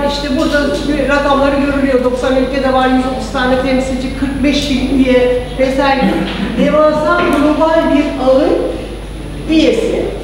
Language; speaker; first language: Turkish; early bilingual, heritage; Turkish